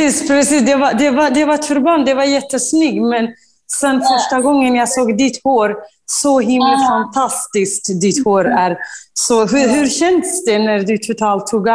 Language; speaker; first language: Swedish; non-native, fluent; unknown